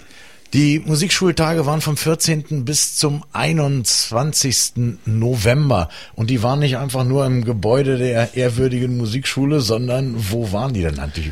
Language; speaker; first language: German; native; German